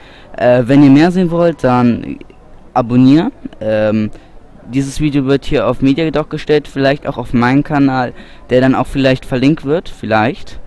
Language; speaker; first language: German; native; German